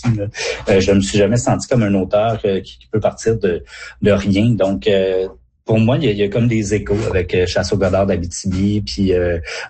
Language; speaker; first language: French; native; French